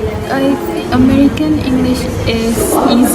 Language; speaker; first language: English; non-native, learner; Thai